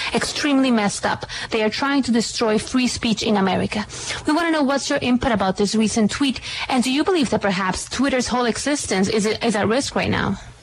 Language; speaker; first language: English; non-native, fluent; Spanish